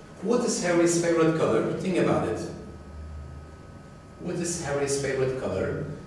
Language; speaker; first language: English; non-native, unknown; Turkish